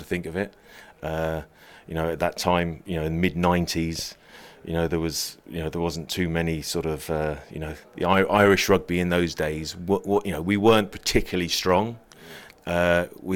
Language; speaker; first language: English; native; English